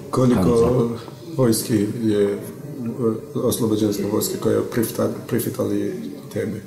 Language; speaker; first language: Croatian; non-native, local second language; Albanian